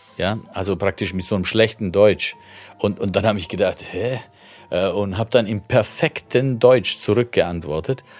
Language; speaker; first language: German; early bilingual, other home language; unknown